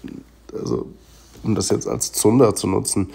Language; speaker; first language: German; native; German